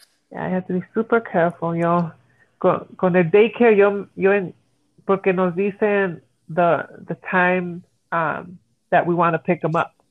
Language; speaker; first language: English; early bilingual, other home language; Spanish